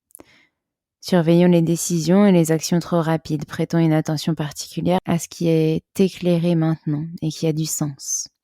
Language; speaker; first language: French; native; French